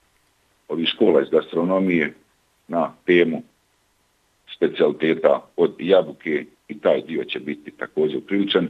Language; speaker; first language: Bosnian; native; Bosnian